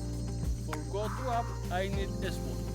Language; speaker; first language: English; non-native, learner; Persian